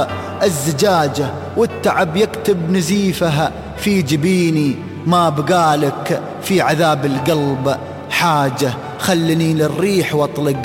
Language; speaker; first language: Arabic; native; Arabic